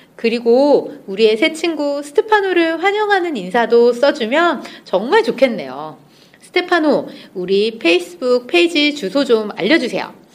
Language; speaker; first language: Korean; native; Korean